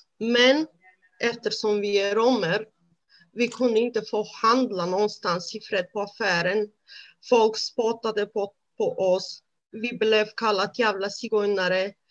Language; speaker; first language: Swedish; non-native, fluent; Romany